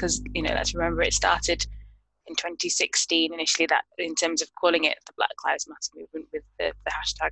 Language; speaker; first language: English; native; English